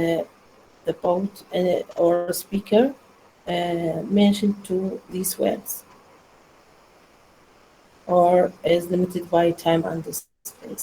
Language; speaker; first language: English; non-native, learner; Arabic